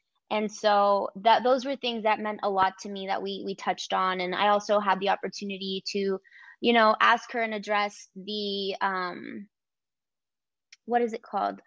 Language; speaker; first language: English; early bilingual, other home language; Spanish